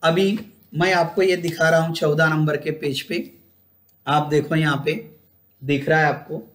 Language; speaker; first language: Hindi; non-native, local second language; Marathi